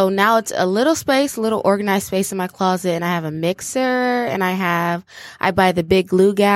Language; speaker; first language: English; native; English